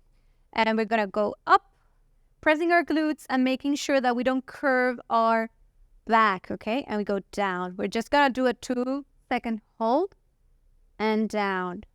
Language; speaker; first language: English; non-native, fluent; Italian